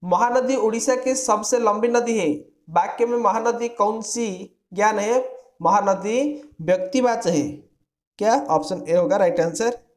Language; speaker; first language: Hindi; non-native, local second language; Odia